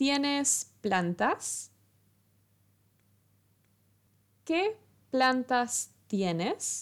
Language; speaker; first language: Spanish; non-native, fluent; English